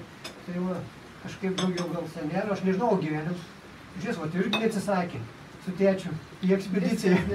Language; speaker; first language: Lithuanian; native; Lithuanian